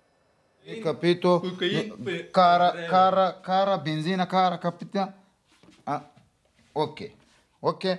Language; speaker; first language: Italian; non-native, learner; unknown